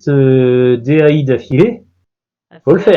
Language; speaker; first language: French; native; French